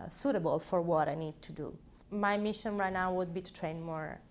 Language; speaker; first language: English; non-native, fluent; Italian